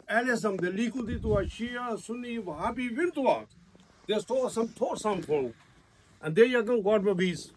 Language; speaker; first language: Danish; non-native, learner; Urdu